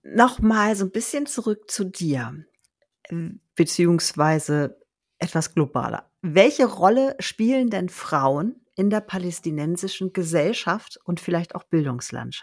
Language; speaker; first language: German; native; German